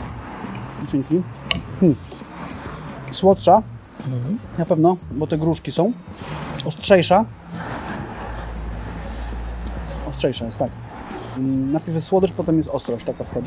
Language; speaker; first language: Polish; native; Polish